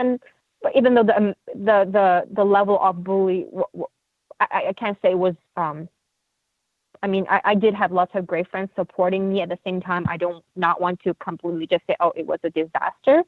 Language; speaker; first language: English; non-native, fluent; Uyghur